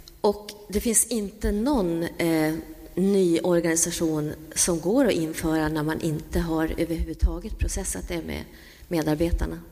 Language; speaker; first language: Swedish; native; Swedish